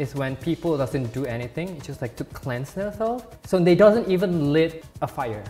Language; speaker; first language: English; non-native, fluent; Indonesian